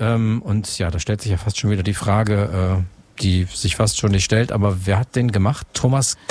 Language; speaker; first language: German; native; German